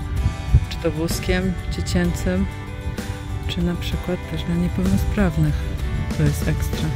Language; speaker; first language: Polish; native; Polish